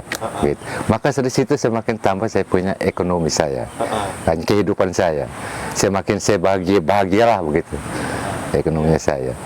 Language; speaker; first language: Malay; non-native, local second language; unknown